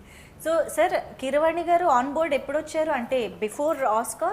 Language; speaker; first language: Telugu; native; Telugu